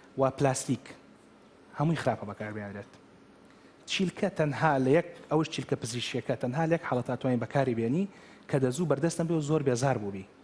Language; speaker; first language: Central Kurdish; native; Central Kurdish